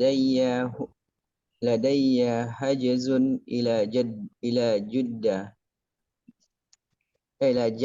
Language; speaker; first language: Arabic; non-native, learner; Indonesian